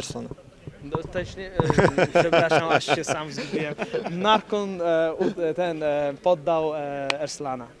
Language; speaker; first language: Polish; early bilingual, other home language; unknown